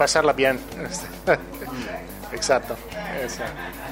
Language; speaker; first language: Portuguese; non-native, learner; Italian